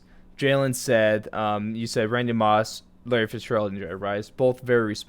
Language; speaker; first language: English; native; English